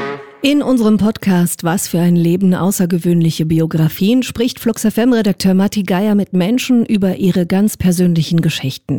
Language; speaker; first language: German; native; German